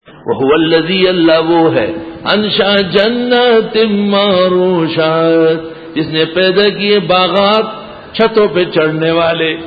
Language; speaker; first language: Urdu; non-native, local second language; Pashto